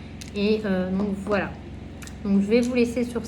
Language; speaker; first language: French; native; French